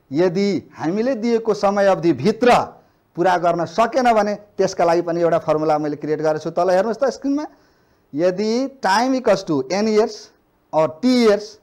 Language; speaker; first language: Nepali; non-native, local second language; Maithili